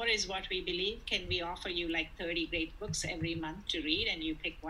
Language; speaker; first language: English; non-native, local second language; Telugu